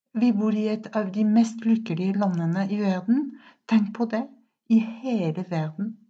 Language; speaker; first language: Norwegian; non-native, fluent; French